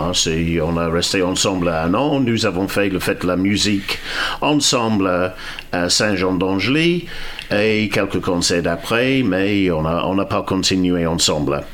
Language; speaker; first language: French; non-native, fluent; English